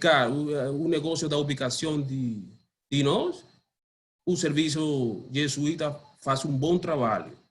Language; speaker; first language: Portuguese; non-native, learner; Spanish